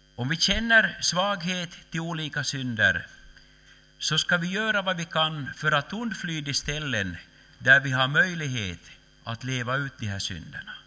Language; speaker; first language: Swedish; native; Swedish